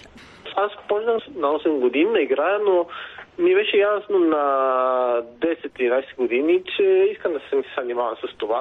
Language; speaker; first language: Bulgarian; non-native, fluent; Spanish